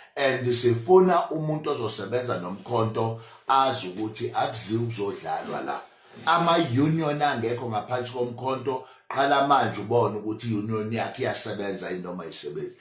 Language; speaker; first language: Zulu; native; Zulu